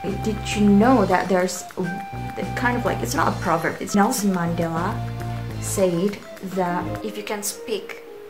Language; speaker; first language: English; non-native, fluent; Indonesian